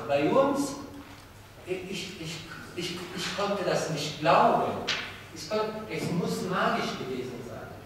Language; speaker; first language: German; non-native, fluent; Italian